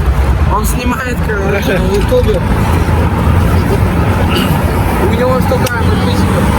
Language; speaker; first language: Russian; native; Russian